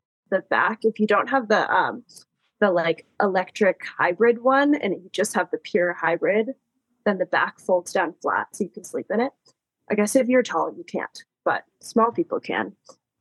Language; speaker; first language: English; native; English